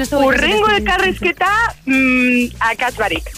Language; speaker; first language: Basque; non-native, learner; Spanish